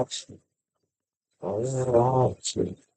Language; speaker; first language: Russian; non-native, learner; English